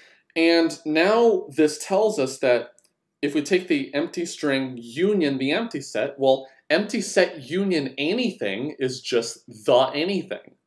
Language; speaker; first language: English; native; English